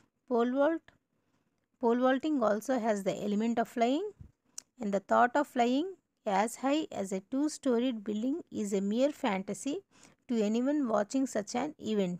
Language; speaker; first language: English; non-native, local second language; Telugu